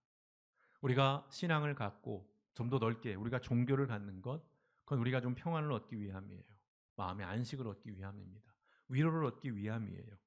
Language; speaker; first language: Korean; native; Korean